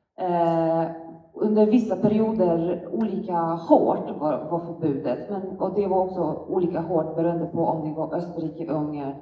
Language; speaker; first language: Swedish; non-native, fluent; Polish